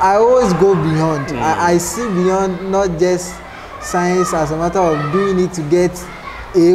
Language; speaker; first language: English; non-native, local second language; Akan